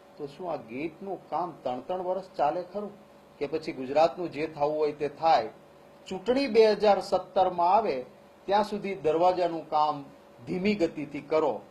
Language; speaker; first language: Gujarati; non-native, local second language; Kachhi